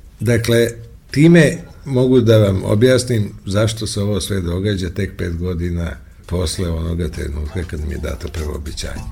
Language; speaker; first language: Serbian; native; Serbian